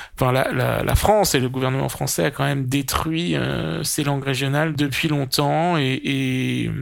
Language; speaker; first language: French; native; French